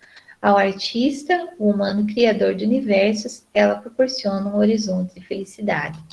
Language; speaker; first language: Portuguese; native; Portuguese